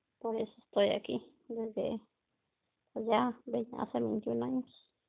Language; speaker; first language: Spanish; native; Spanish